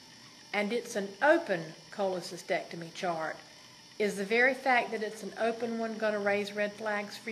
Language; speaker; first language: English; native; English